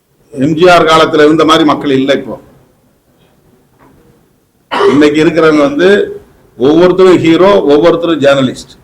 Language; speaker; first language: Tamil; native; Tamil